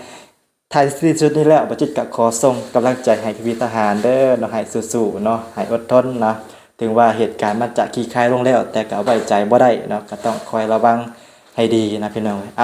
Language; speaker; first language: Thai; non-native, local second language; Northeastern Thai